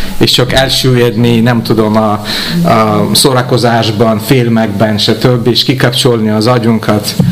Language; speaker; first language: Hungarian; non-native, fluent; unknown